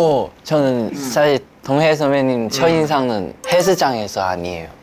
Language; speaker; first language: Korean; non-native, learner; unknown